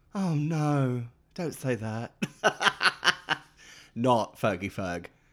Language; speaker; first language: English; native; English